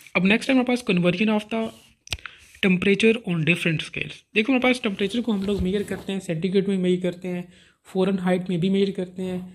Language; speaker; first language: Urdu; non-native, local second language; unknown